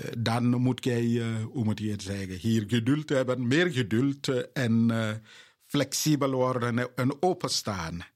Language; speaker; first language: Dutch; non-native, fluent; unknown